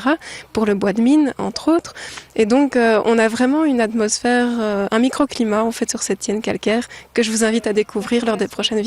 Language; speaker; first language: French; native; French